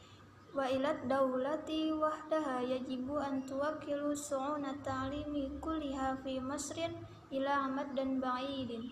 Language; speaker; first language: Arabic; non-native, learner; Indonesian